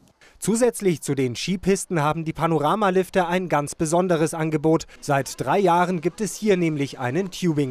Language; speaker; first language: German; native; German